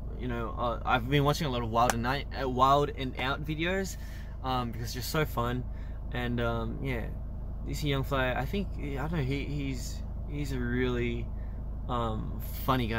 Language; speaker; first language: English; early bilingual, other home language; Korean